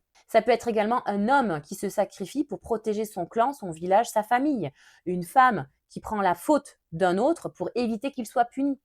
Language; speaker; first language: French; native; French